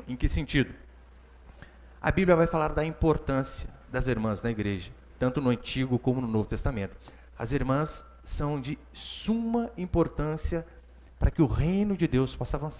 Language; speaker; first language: Portuguese; native; Portuguese